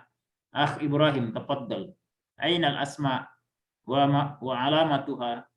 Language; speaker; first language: Arabic; non-native, fluent; Indonesian